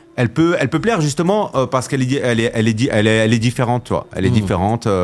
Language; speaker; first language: French; native; French